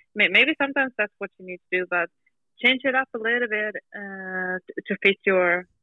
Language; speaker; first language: English; non-native, fluent; Swedish